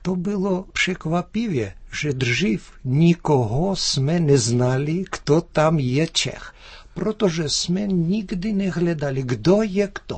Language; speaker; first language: Czech; early bilingual, heritage; Czech